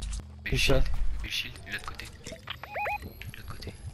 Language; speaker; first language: French; native; French